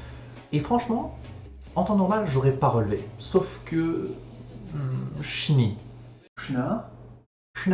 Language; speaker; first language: French; native; French